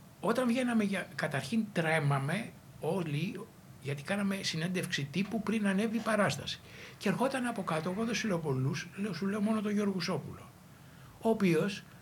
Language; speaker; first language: Greek; native; Greek